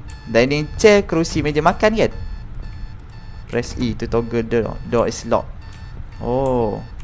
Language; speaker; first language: English; non-native, local second language; Malay